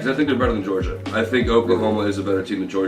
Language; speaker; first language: English; native; English